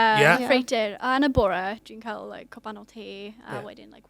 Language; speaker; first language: Welsh; non-native, local second language; English